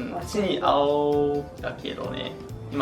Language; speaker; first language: Japanese; non-native, fluent; English